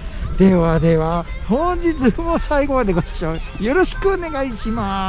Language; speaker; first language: Japanese; native; Japanese